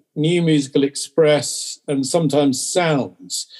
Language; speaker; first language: English; native; English